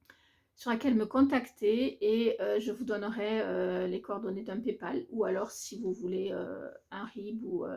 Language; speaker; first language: French; native; French